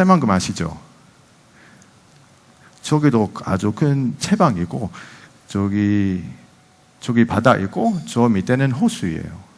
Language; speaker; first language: Korean; non-native, fluent; Dutch